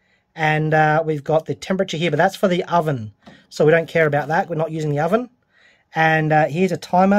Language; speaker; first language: English; native; English